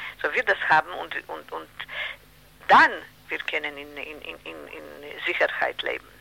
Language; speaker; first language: German; non-native, learner; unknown